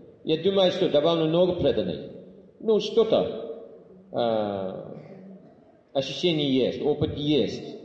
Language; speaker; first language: Russian; non-native, fluent; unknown